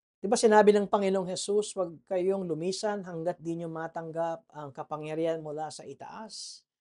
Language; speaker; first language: Filipino; native; Filipino